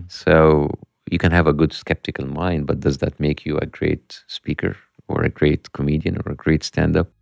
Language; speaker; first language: English; non-native, fluent; Arabic